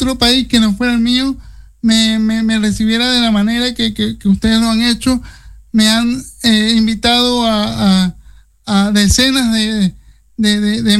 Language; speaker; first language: Spanish; native; Spanish